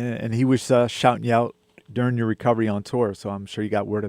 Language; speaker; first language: English; native; English